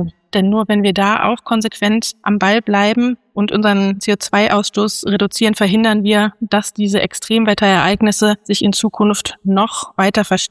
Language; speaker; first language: German; native; German